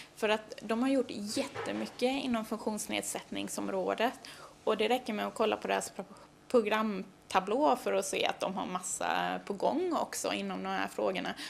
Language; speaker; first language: Swedish; native; Swedish